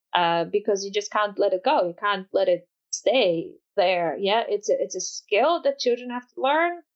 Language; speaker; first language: English; non-native, fluent; Polish